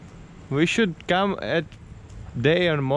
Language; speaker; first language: English; non-native, learner; Russian